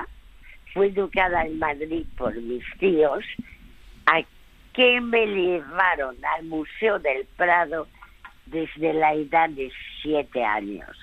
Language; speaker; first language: Spanish; early bilingual, other home language; French